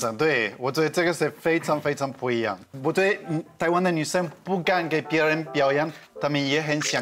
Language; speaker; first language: Chinese; non-native, fluent; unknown